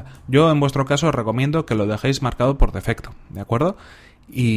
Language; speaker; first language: Spanish; native; Spanish